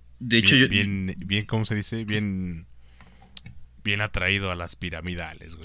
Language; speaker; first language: Spanish; native; Spanish